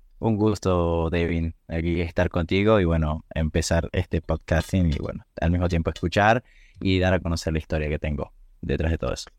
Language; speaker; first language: Spanish; native; Spanish